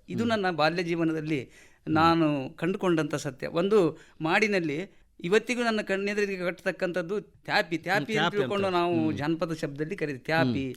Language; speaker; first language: Kannada; native; Kannada